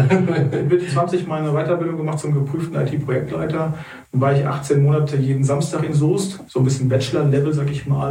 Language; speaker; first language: German; native; German